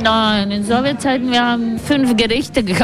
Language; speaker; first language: German; non-native, fluent; Latvian